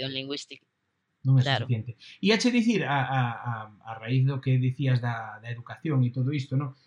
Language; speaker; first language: Galician; non-native, local second language; Spanish